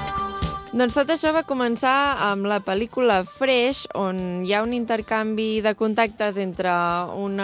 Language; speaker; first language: Catalan; native; Catalan